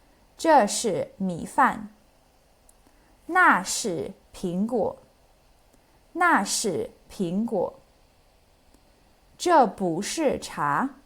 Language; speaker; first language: Chinese; non-native, fluent; English